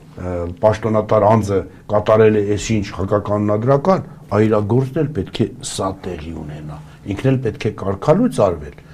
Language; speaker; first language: Armenian; early bilingual, other home language; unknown